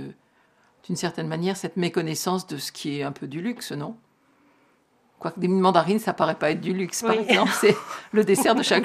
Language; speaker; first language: French; native; French